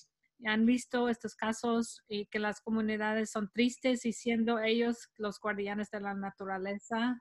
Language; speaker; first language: Spanish; non-native, fluent; English